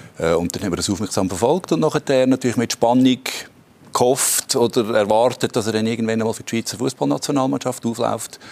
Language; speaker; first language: German; native; German